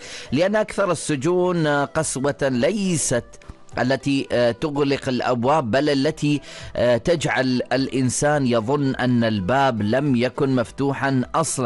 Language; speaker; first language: Arabic; native; Arabic